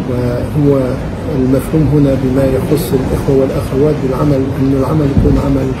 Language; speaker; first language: Arabic; non-native, fluent; French